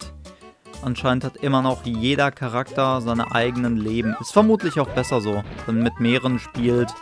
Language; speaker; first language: German; native; German